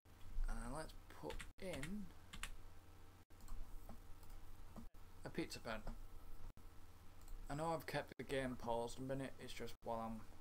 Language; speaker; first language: English; native; English